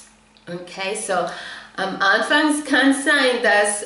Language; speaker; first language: German; non-native, fluent; English